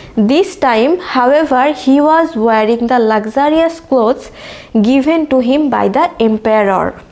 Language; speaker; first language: English; non-native, local second language; Bangla